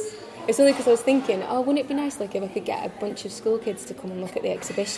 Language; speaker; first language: English; native; English